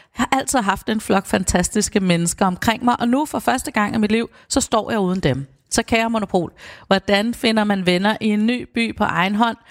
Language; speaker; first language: Danish; native; Danish